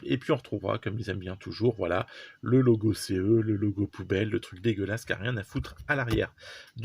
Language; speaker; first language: French; native; French